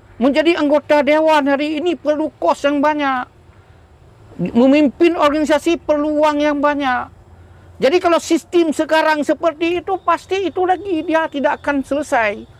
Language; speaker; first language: Malay; non-native, local second language; Achinese